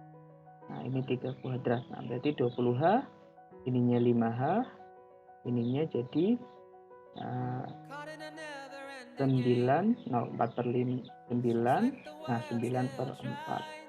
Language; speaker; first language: Indonesian; native; Indonesian